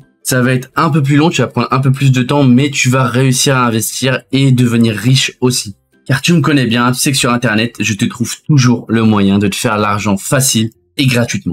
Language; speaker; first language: French; native; French